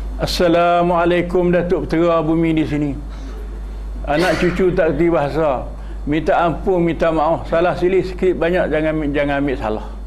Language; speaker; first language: Malay; early bilingual, heritage; Malay